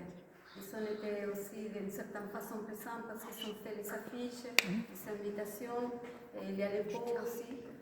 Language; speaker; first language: French; non-native, fluent; Spanish